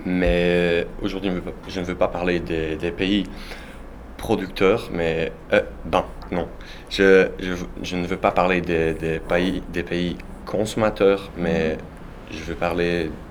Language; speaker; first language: French; non-native, learner; Italian